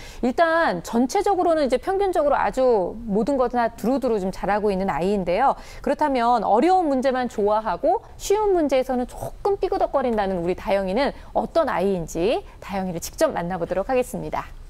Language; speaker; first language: Korean; native; Korean